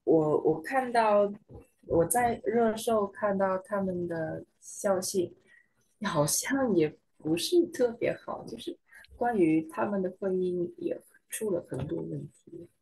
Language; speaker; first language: Chinese; non-native, learner; Vietnamese